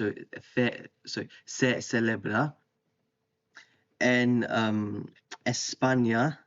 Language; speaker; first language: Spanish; non-native, fluent; English